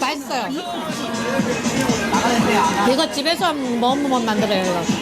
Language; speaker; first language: Korean; non-native, learner; Chinese